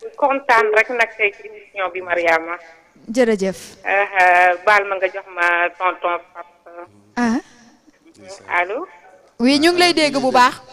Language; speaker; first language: Wolof; native; Wolof